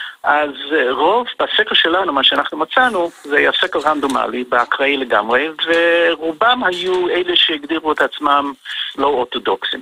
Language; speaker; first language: Hebrew; non-native, fluent; English